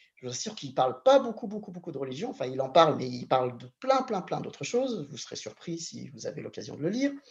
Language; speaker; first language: French; native; French